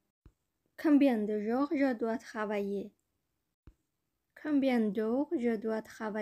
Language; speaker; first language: French; non-native, learner; Bangla